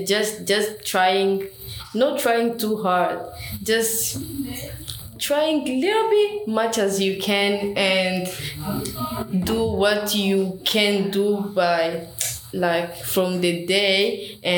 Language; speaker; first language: English; non-native, learner; Rundi